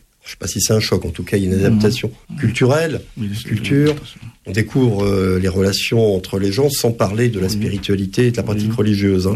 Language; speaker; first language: French; native; French